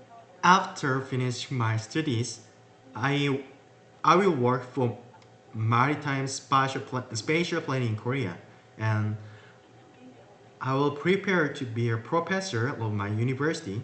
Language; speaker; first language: English; non-native, learner; Korean